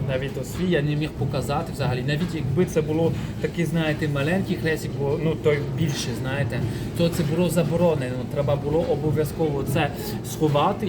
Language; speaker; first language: Ukrainian; non-native, fluent; French